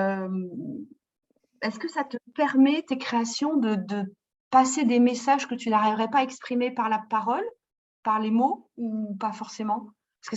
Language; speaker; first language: French; native; French